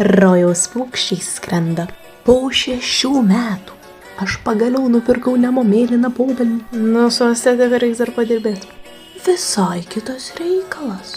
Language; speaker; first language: Lithuanian; native; Lithuanian